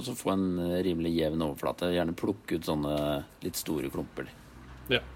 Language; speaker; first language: Norwegian; native; Norwegian